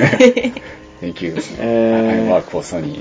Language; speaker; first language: English; non-native, learner; Japanese